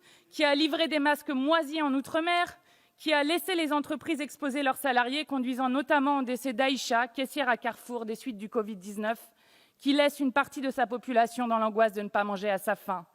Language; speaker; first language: French; native; French